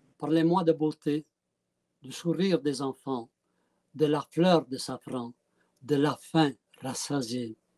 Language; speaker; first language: French; early bilingual, other home language; Italian